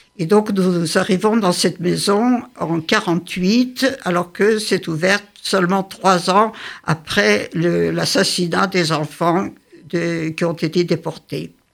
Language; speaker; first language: French; early bilingual, other home language; Yiddish